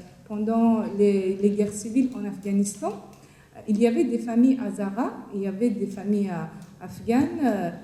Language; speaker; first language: French; non-native, fluent; Persian